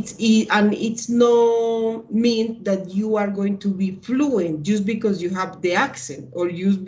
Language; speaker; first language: English; non-native, learner; Spanish